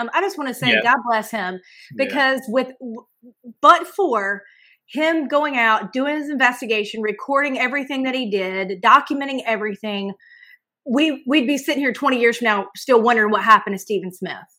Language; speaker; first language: English; native; English